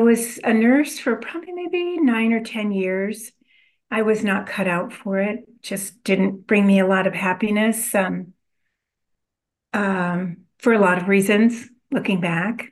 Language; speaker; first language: English; native; English